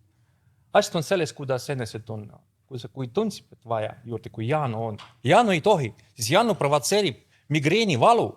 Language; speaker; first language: Estonian; non-native, fluent; Russian